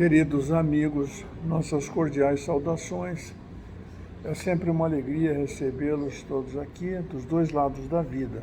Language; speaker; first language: Portuguese; native; Portuguese